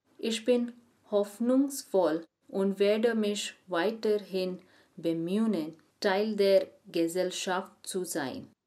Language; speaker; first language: German; non-native, learner; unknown